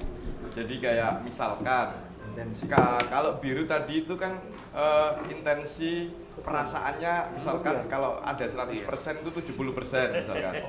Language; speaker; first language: Indonesian; non-native, local second language; Javanese